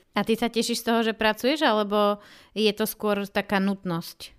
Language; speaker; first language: Slovak; native; Slovak